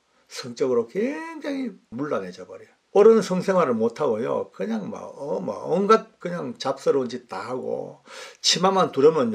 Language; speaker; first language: Korean; native; Korean